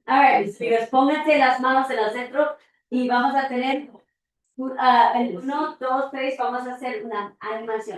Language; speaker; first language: Spanish; non-native, learner; English